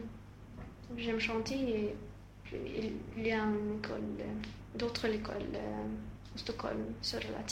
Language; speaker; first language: French; non-native, learner; Russian